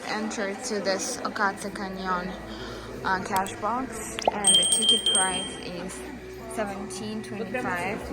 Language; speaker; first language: English; non-native, learner; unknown